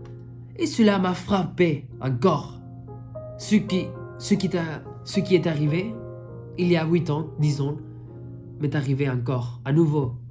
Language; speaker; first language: French; non-native, fluent; Spanish